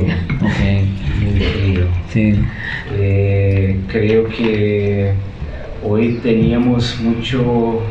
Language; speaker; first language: Spanish; non-native, learner; Portuguese